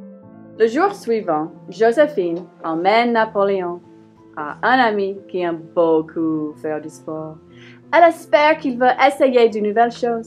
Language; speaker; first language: French; non-native, learner; English